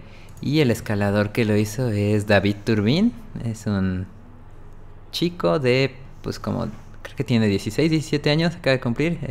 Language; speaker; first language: Spanish; native; Spanish